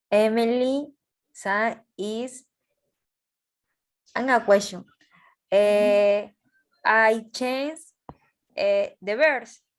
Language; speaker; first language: English; non-native, learner; Spanish